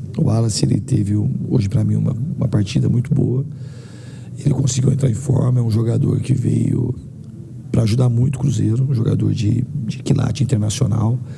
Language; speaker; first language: Portuguese; native; Portuguese